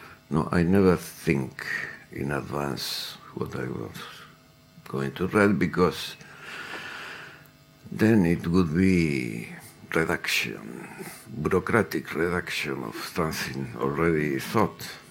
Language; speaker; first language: English; non-native, fluent; Spanish